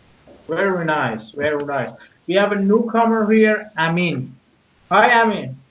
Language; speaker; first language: English; non-native, learner; Persian